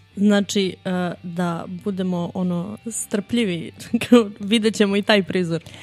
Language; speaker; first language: Serbian; native; Serbian